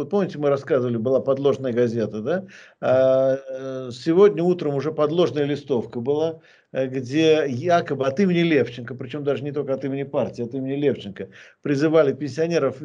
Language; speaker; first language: Russian; native; Russian